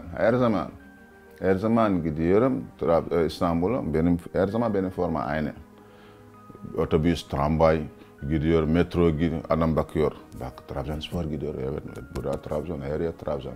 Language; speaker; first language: Turkish; non-native, learner; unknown